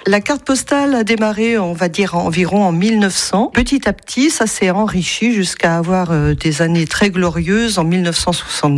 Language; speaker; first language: French; native; French